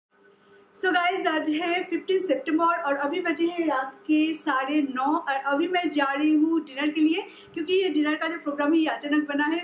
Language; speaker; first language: Hindi; non-native, local second language; Bangla